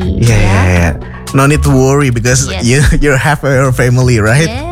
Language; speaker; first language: English; non-native, fluent; Indonesian